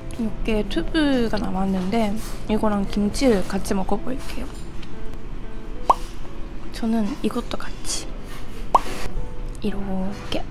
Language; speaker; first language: Korean; non-native, fluent; Japanese